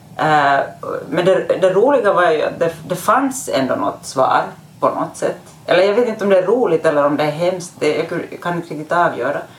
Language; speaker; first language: Swedish; native; Swedish